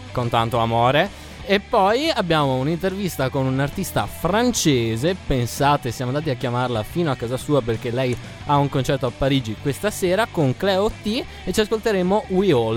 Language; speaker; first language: Italian; native; Italian